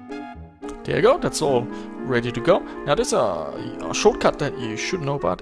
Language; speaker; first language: English; native; English